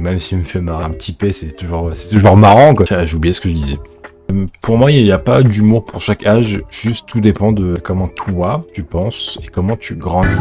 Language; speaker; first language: French; native; French